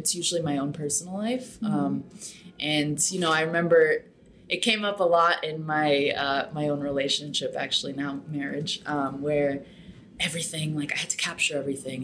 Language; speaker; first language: English; native; English